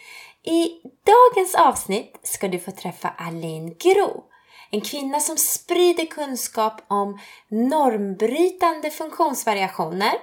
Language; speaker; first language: Swedish; native; Swedish